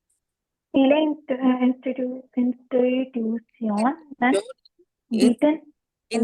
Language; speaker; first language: German; non-native, learner; Urdu